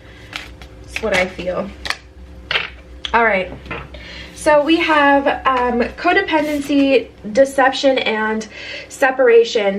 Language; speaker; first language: English; native; English